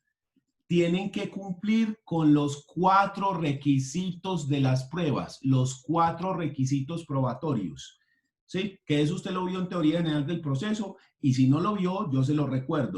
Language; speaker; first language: Spanish; native; Spanish